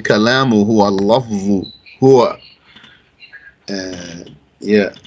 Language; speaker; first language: Arabic; non-native, fluent; English